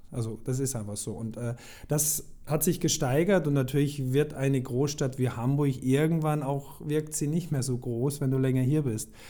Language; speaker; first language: German; native; German